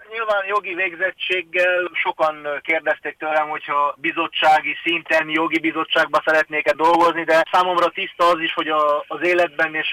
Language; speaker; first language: Hungarian; native; Hungarian